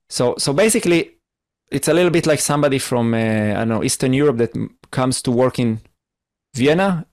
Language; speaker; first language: English; non-native, fluent; Hebrew